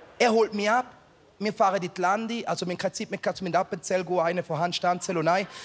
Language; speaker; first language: German; early bilingual, other home language; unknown